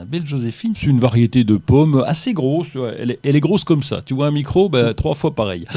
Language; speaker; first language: French; native; French